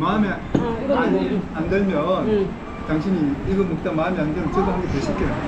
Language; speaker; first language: Korean; native; Korean